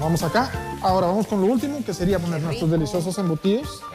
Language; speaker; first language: Spanish; native; Spanish